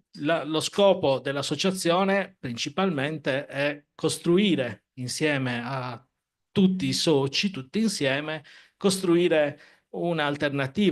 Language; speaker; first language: Italian; native; Italian